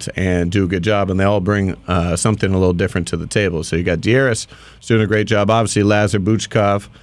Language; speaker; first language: English; native; English